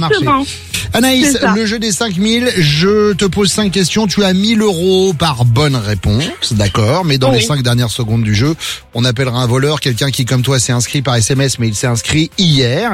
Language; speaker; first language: French; native; French